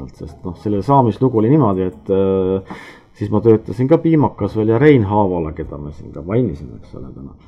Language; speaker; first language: Estonian; non-native, local second language; Russian